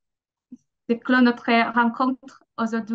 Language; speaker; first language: French; non-native, learner; Indonesian